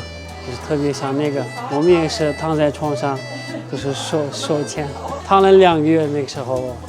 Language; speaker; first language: Chinese; non-native, local second language; Uyghur